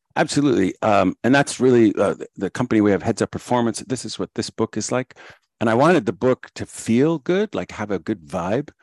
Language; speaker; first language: English; native; English